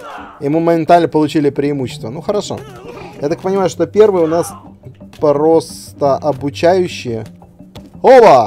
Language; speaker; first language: Russian; native; Russian